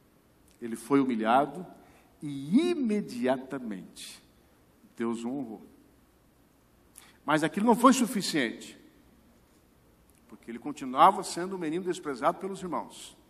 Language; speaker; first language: Portuguese; native; Portuguese